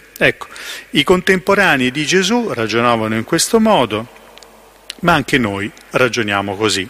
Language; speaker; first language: Italian; native; Italian